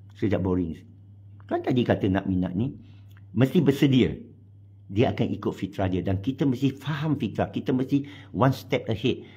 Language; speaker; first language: Malay; non-native, local second language; Chinese